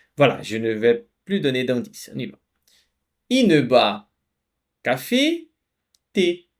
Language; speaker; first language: French; non-native, fluent; Portuguese